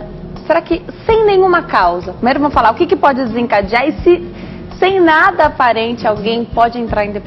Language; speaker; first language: Portuguese; native; Portuguese